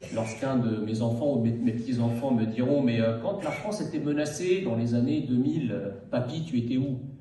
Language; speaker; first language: French; early bilingual, other home language; Arabic